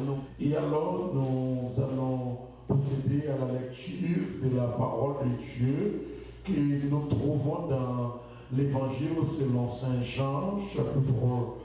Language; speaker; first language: French; non-native, local second language; Haitian Creole